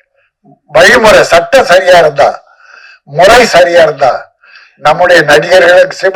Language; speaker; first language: Tamil; native; Tamil